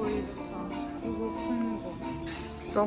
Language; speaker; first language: Korean; non-native, learner; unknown